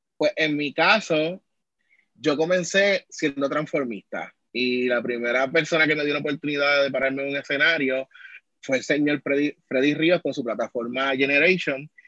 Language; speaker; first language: Spanish; native; Spanish